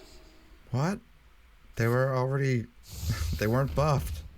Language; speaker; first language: English; native; English